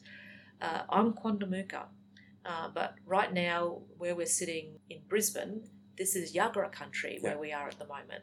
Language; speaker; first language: English; native; English